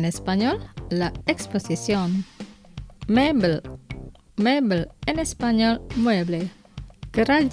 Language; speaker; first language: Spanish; non-native, fluent; Indonesian